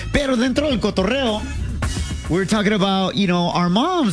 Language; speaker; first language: English; early bilingual, other home language; Spanish